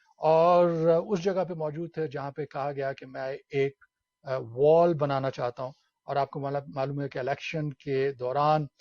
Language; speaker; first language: Urdu; native; Urdu